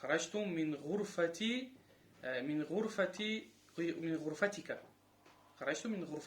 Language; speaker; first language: Arabic; non-native, fluent; Russian